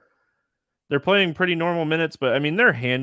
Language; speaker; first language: English; native; English